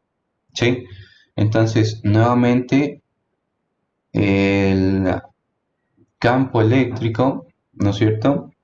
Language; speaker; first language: Spanish; native; Spanish